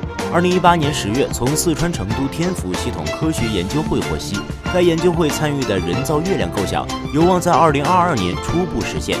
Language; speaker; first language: Chinese; native; Chinese